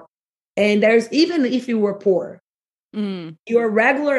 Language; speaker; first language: English; non-native, fluent; Portuguese